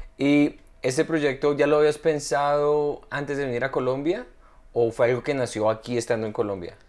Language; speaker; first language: Spanish; native; Spanish